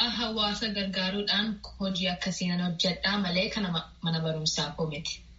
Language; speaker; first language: Oromo; early bilingual, heritage; Oromo